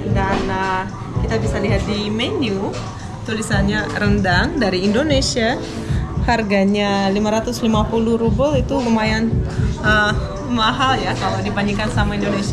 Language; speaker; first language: Indonesian; non-native, fluent; Russian